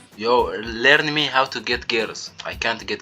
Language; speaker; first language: English; non-native, learner; Arabic